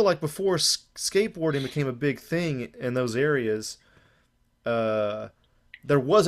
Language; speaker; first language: English; native; English